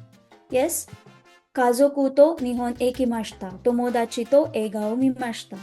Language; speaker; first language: Japanese; non-native, fluent; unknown